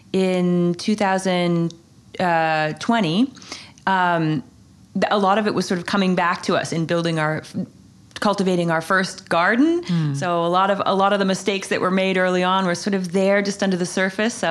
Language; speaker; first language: English; native; English